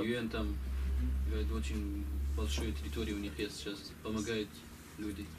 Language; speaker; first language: Russian; non-native, learner; Kurdish